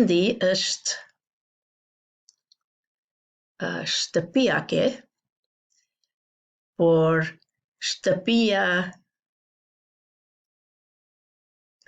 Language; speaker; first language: Albanian; non-native, learner; English